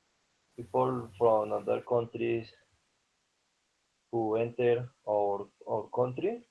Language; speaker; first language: English; non-native, learner; Spanish